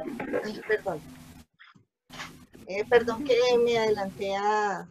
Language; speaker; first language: Spanish; native; Spanish